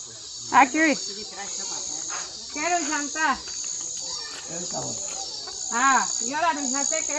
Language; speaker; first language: Portuguese; non-native, local second language; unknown